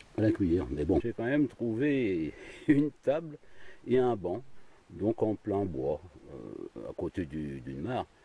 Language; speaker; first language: French; native; French